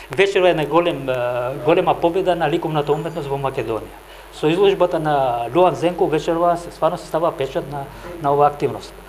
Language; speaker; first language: Macedonian; non-native, local second language; Albanian